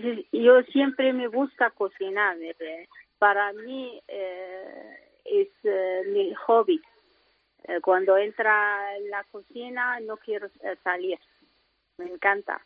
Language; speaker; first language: Spanish; non-native, learner; Arabic